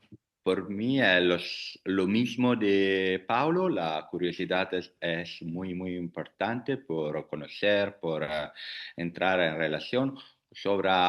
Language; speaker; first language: Spanish; non-native, learner; Italian